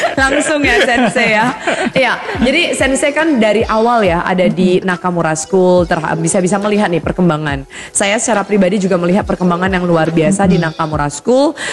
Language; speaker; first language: Indonesian; native; Indonesian